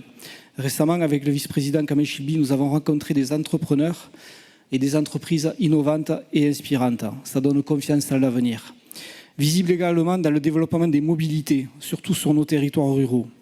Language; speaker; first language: French; native; French